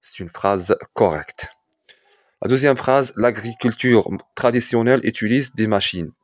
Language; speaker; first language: French; non-native, local second language; Arabic